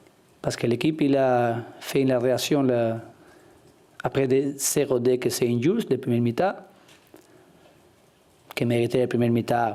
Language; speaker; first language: French; non-native, learner; Spanish